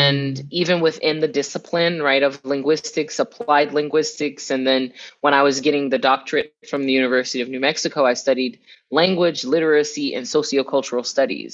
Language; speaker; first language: English; native; English